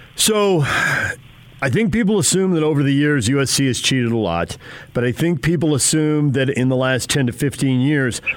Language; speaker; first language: English; native; English